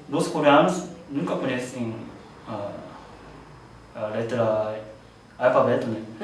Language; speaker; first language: Portuguese; non-native, learner; Korean